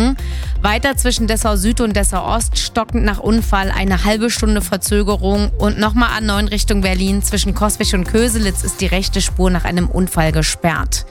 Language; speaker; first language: German; native; German